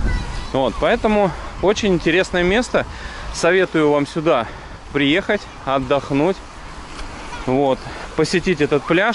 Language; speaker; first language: Russian; native; Russian